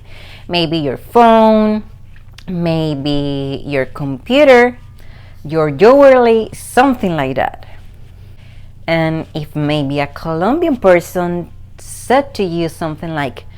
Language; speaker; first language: English; non-native, fluent; Spanish